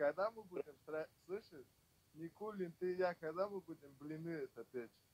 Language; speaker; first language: Russian; non-native, local second language; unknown